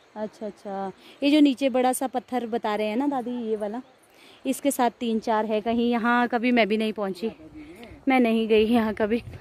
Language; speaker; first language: Hindi; non-native, local second language; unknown